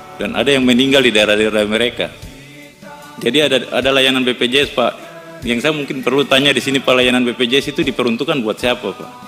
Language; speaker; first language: Indonesian; native; Indonesian